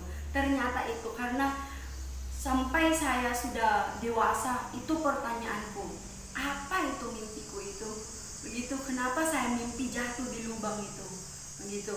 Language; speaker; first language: Indonesian; non-native, fluent; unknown